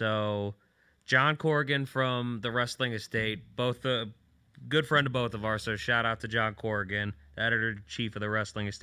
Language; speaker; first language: English; native; English